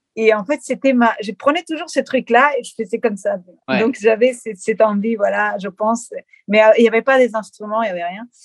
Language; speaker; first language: French; non-native, fluent; Spanish